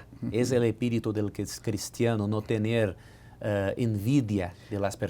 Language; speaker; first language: Spanish; non-native, learner; Portuguese